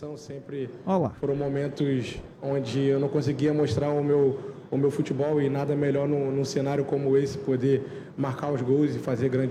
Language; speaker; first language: Portuguese; native; Portuguese